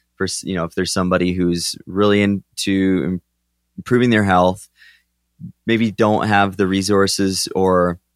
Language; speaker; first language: English; native; English